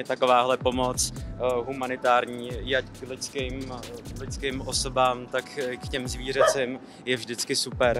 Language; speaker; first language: Czech; native; Czech